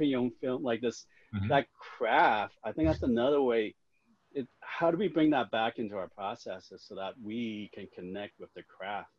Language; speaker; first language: English; non-native, local second language; Cantonese